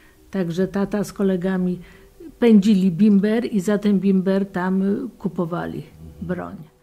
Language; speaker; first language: Polish; native; Polish